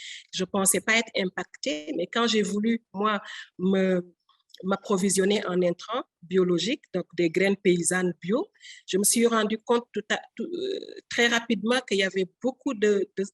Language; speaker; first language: French; non-native, local second language; Wolof